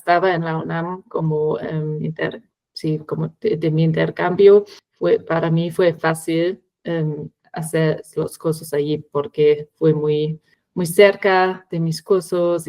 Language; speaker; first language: Spanish; non-native, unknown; German